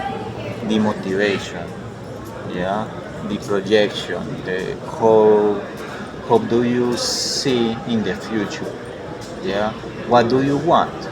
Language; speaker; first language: English; non-native, learner; Spanish